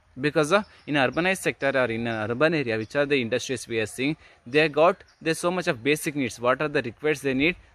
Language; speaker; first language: English; non-native, local second language; Kannada